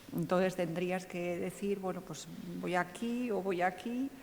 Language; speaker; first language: Spanish; native; Spanish